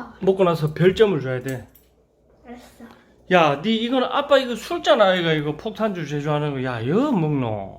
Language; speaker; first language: Korean; native; Korean